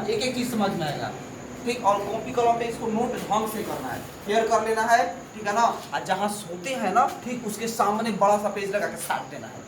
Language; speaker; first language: Hindi; native; Hindi